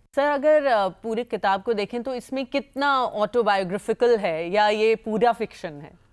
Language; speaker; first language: Hindi; native; Hindi